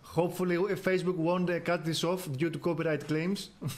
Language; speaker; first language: English; non-native, fluent; Greek